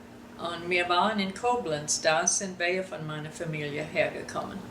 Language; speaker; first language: German; early bilingual, heritage; German